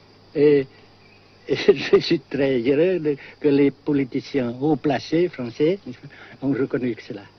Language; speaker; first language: French; non-native, local second language; Vietnamese